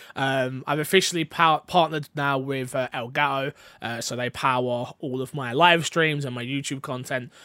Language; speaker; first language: English; native; English